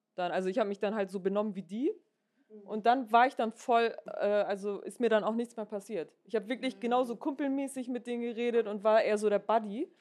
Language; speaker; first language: German; native; German